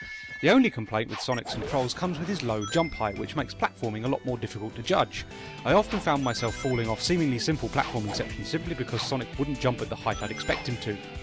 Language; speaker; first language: English; native; English